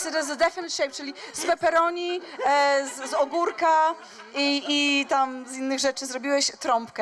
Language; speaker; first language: Polish; native; Polish